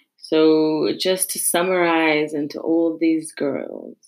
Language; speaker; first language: English; non-native, fluent; French